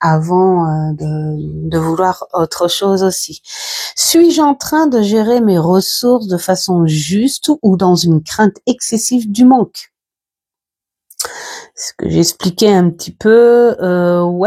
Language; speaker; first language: French; native; French